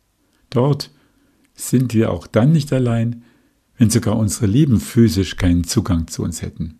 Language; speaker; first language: German; native; German